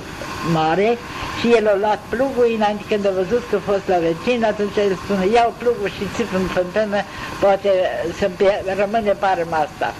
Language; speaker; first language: Romanian; non-native, local second language; German